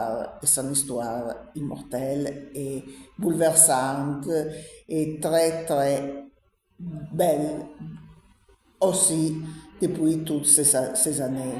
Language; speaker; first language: French; non-native, learner; Italian